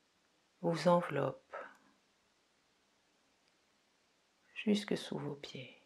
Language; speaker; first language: French; native; French